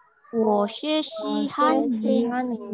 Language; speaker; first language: Chinese; non-native, learner; Indonesian